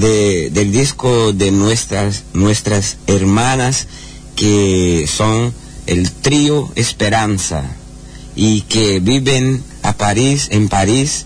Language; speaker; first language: Spanish; non-native, learner; Portuguese